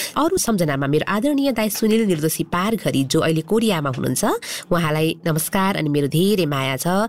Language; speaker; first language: Nepali; non-native, local second language; Limbu